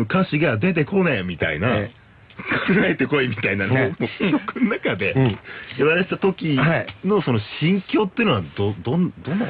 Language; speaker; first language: Japanese; native; Japanese